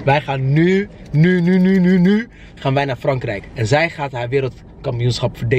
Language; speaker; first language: Dutch; native; Dutch